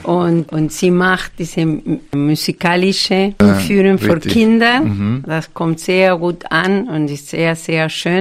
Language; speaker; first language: German; non-native, fluent; Spanish